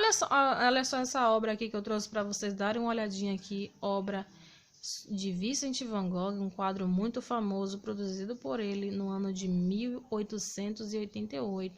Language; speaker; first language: Portuguese; native; Portuguese